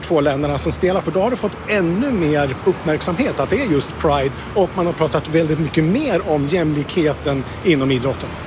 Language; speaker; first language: Swedish; native; Swedish